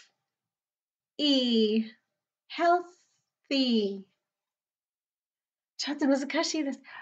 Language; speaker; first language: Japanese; non-native, fluent; English